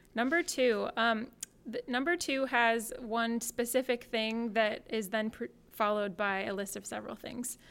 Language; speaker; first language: English; native; English